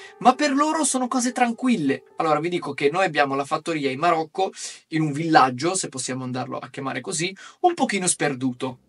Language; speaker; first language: Italian; early bilingual, other home language; Arabic